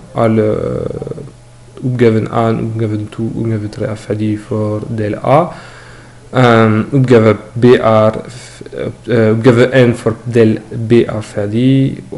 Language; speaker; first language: Norwegian; non-native, fluent; French